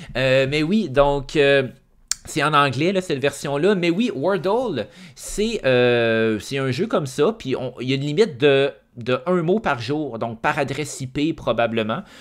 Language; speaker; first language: French; native; French